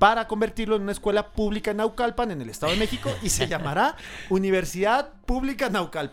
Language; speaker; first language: Spanish; native; Spanish